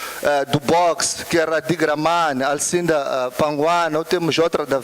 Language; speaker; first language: Portuguese; native; Portuguese